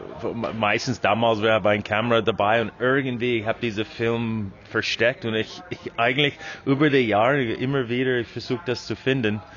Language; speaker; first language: German; non-native, learner; English